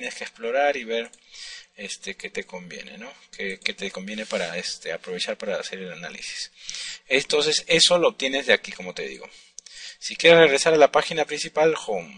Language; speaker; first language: Spanish; native; Spanish